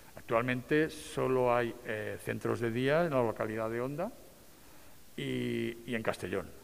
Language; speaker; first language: Spanish; non-native, local second language; Catalan